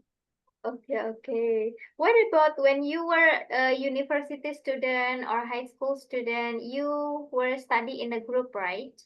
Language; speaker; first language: English; non-native, fluent; Indonesian